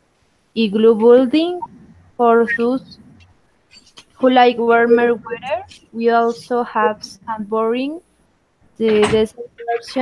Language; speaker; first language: English; non-native, learner; Spanish